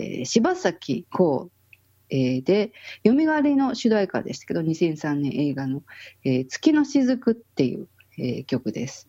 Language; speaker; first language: Japanese; native; Japanese